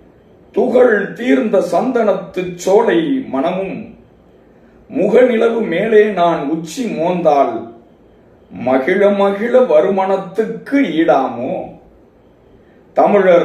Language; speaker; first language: Tamil; native; Tamil